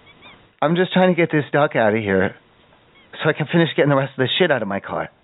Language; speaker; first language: English; native; English